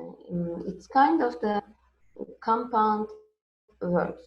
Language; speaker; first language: English; non-native, fluent; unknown